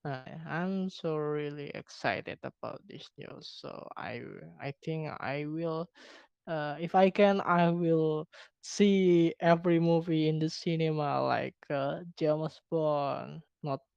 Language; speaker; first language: English; non-native, learner; Indonesian